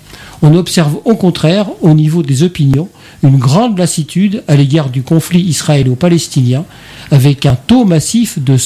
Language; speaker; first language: French; native; French